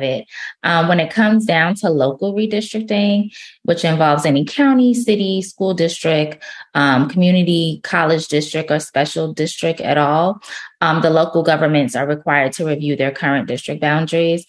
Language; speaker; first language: English; native; English